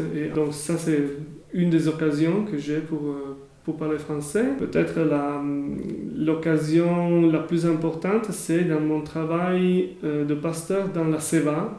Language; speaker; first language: French; non-native, local second language; Italian